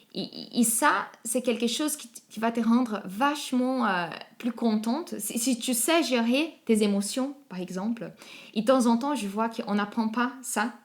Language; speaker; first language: French; non-native, fluent; Portuguese